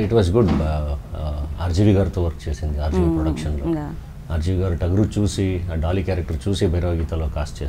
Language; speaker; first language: Telugu; non-native, learner; Kannada